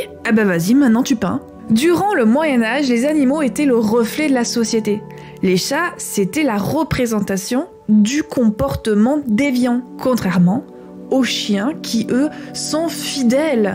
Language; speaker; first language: French; native; French